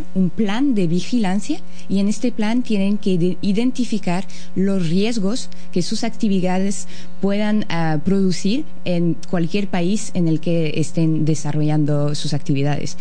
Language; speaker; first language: Spanish; non-native, fluent; French